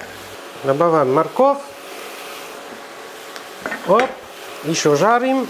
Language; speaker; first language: Russian; non-native, learner; French